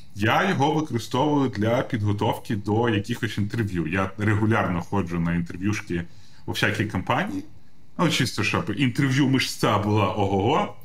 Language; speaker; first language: Ukrainian; non-native, local second language; Russian